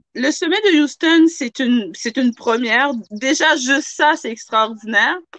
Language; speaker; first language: French; native; French